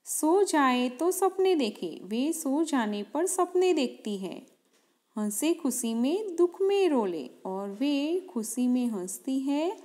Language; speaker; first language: Hindi; non-native, local second language; Gujarati